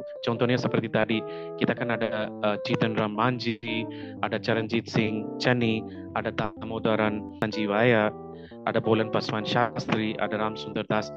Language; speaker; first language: Indonesian; non-native, fluent; Hindi